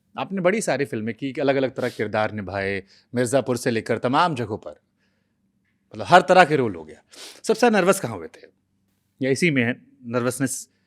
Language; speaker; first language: Hindi; native; Hindi